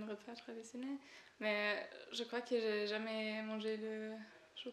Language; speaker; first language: French; non-native, learner; German